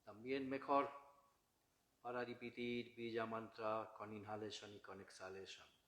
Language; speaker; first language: Spanish; non-native, learner; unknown